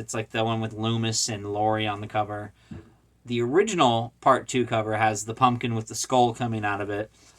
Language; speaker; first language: English; native; English